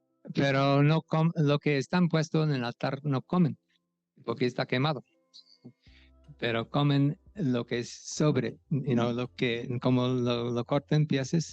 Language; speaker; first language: Spanish; non-native, fluent; English